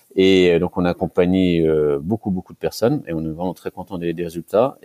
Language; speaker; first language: French; native; French